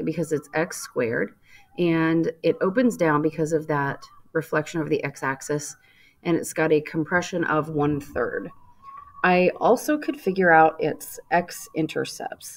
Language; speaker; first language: English; native; English